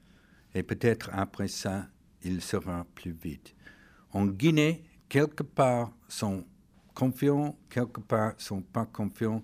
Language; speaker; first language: French; non-native, fluent; English